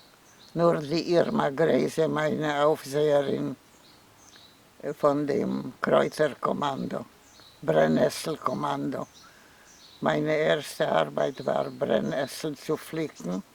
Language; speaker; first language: German; non-native, fluent; Polish